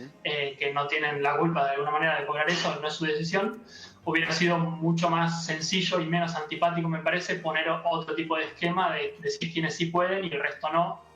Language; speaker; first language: Spanish; native; Spanish